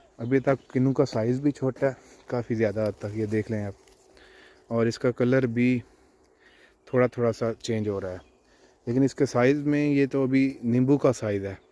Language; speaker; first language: Urdu; non-native, local second language; Punjabi